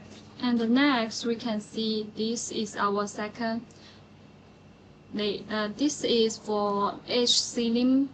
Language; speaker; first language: English; non-native, learner; Chinese